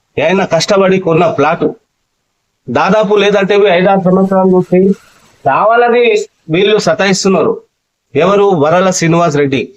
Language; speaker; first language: Telugu; non-native, local second language; Lambadi